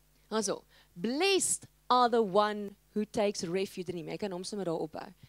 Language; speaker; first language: English; non-native, local second language; Afrikaans